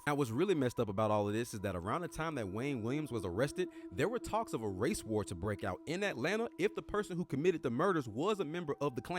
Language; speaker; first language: English; native; English